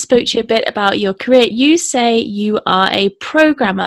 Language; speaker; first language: English; native; English